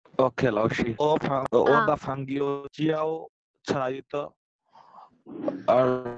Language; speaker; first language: Chinese; non-native, learner; Bangla